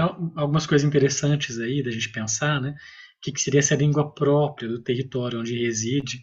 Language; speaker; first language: Portuguese; native; Portuguese